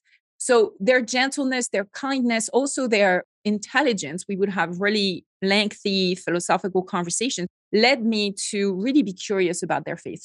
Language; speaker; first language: English; non-native, fluent; French